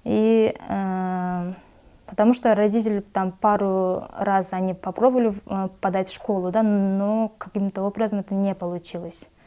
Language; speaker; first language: Russian; non-native, local second language; Kyrgyz